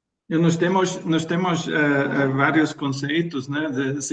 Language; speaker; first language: Portuguese; non-native, fluent; German